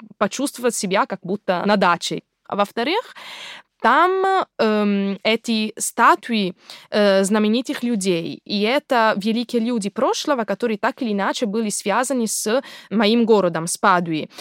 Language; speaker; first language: Russian; non-native, fluent; Italian